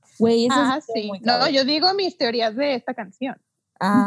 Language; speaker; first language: Spanish; native; Spanish